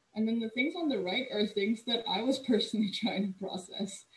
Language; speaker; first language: English; native; English